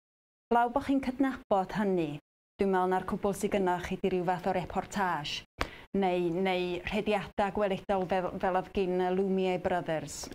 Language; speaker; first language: Welsh; native; Welsh